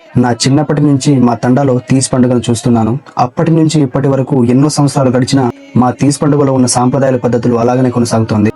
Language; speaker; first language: Telugu; non-native, local second language; Lambadi